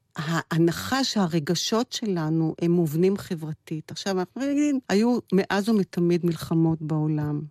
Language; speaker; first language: Hebrew; native; Hebrew